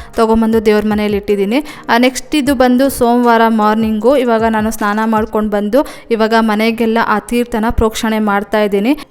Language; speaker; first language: Kannada; non-native, local second language; Telugu